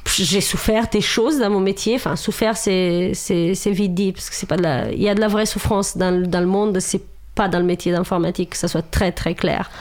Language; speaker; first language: French; non-native, fluent; Romanian